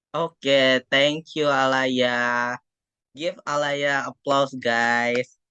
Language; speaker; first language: English; non-native, fluent; Indonesian